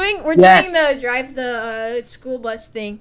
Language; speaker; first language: English; native; English